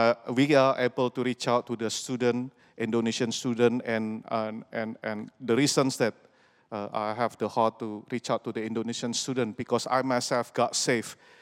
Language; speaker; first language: English; non-native, fluent; Indonesian